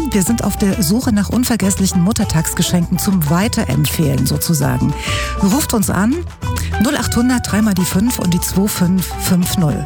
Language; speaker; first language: German; native; German